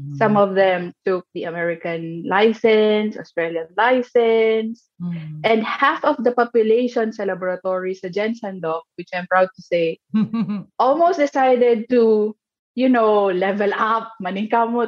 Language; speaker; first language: English; non-native, local second language; Cebuano